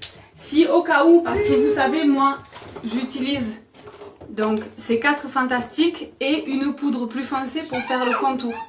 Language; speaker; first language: French; native; French